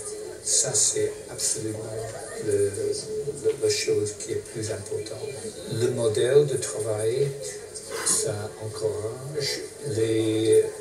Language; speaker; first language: French; non-native, fluent; English